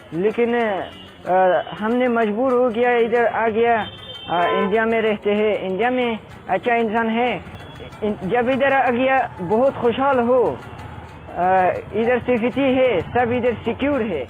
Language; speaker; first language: Hindi; non-native, learner; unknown